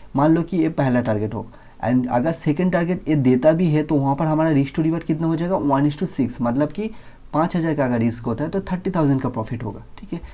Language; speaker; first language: Hindi; non-native, local second language; Bangla